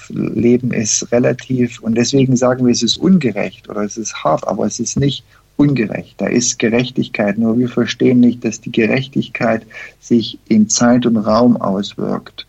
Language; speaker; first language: German; early bilingual, heritage; German